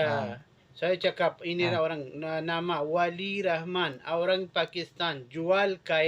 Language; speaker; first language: Indonesian; non-native, learner; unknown